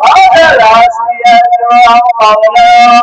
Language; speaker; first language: Arabic; non-native, fluent; Bangla